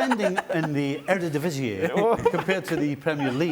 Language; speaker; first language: English; native; English